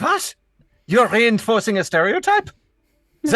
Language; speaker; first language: English; native; English